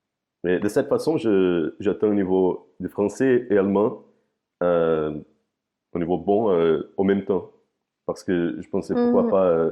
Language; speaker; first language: French; non-native, fluent; Portuguese